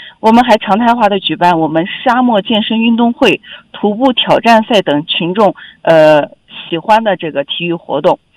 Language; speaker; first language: Chinese; non-native, local second language; Uyghur